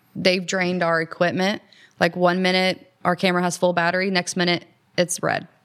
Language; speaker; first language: English; native; English